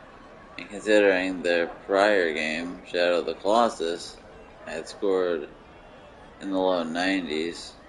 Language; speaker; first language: English; native; English